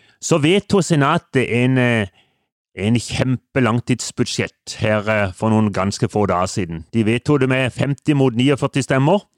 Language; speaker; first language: Norwegian; native; Norwegian